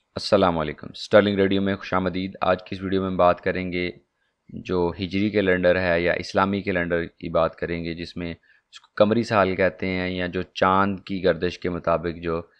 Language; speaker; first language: Urdu; non-native, local second language; Punjabi